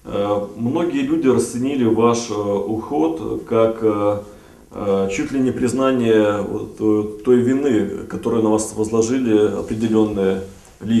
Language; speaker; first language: Russian; native; Russian